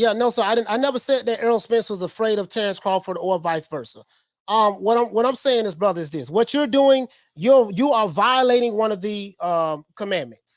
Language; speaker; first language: English; native; English